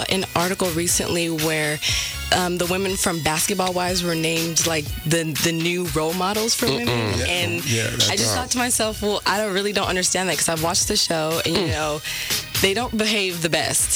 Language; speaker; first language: English; native; English